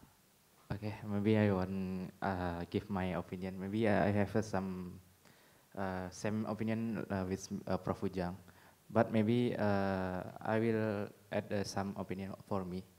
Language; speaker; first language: English; non-native, learner; Indonesian